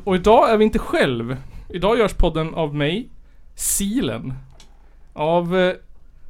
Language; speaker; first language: Swedish; native; Swedish